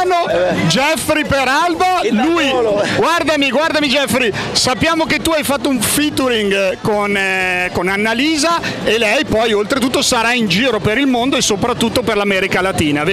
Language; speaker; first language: Italian; native; Italian